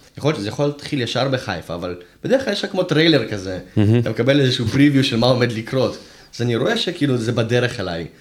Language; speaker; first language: Hebrew; early bilingual, other home language; Russian